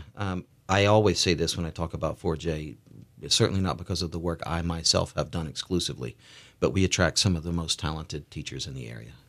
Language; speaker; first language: English; native; English